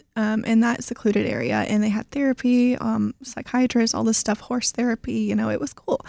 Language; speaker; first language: English; native; English